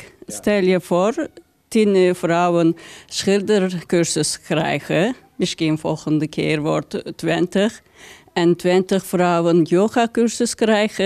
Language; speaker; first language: Dutch; non-native, learner; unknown